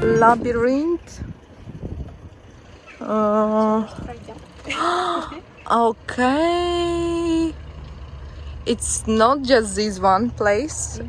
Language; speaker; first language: English; non-native, learner; Ukrainian